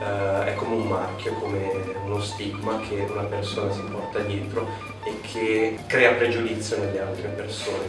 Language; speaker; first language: Italian; native; Italian